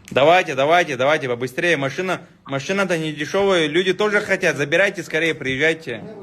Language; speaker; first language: Russian; native; Russian